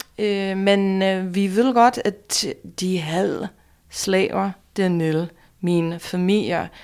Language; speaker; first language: Danish; non-native, fluent; English